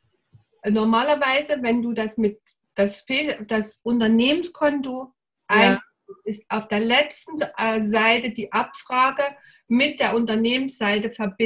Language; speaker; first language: German; native; German